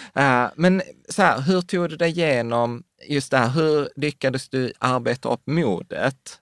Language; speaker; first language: Swedish; native; Swedish